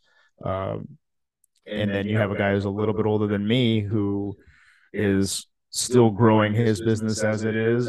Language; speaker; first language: English; native; English